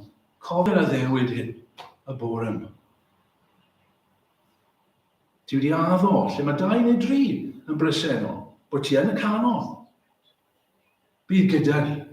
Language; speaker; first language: Welsh; native; Welsh